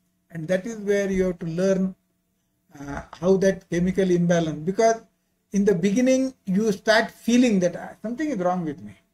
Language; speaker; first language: English; non-native, local second language; Marathi